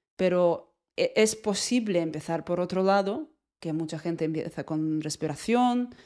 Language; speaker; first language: Spanish; non-native, fluent; Russian